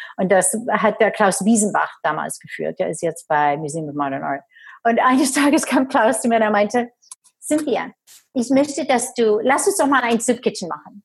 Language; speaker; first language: German; non-native, fluent; English